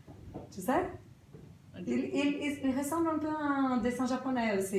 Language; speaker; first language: French; non-native, fluent; Portuguese